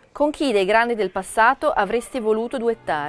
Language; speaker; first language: Italian; native; Italian